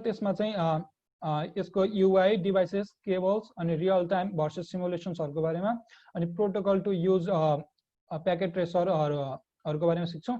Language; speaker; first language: Nepali; native; Nepali